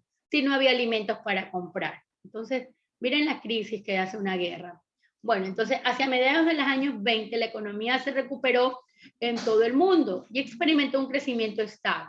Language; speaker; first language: Spanish; native; Spanish